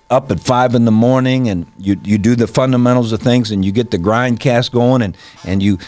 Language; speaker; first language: English; native; English